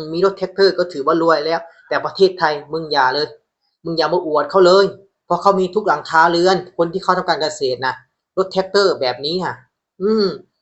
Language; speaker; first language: Thai; native; Thai